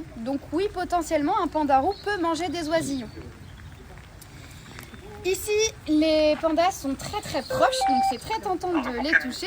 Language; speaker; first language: French; native; French